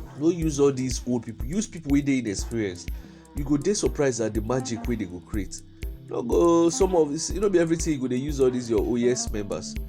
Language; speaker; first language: Nigerian Pidgin; non-native, local second language; Igbo